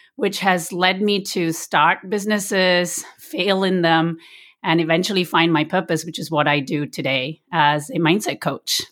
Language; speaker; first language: English; early bilingual, other home language; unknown